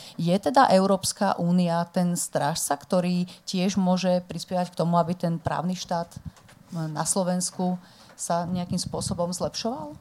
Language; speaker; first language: Slovak; native; Slovak